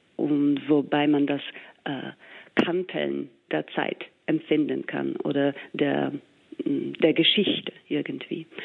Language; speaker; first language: German; non-native, fluent; English